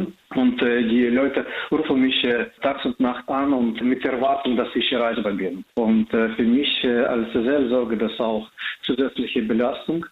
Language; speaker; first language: German; non-native, fluent; Russian